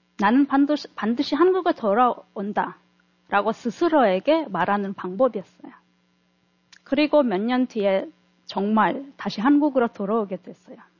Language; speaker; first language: Korean; non-native, fluent; Turkmen